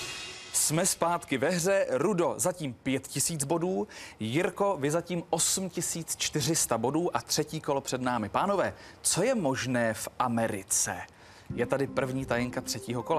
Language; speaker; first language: Czech; native; Czech